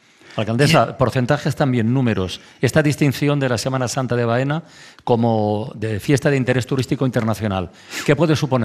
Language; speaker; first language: Spanish; native; Spanish